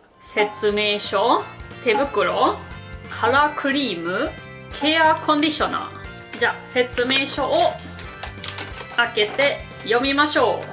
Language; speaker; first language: Japanese; non-native, fluent; German